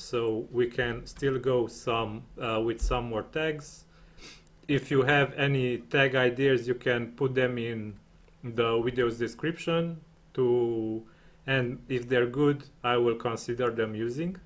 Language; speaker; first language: English; non-native, fluent; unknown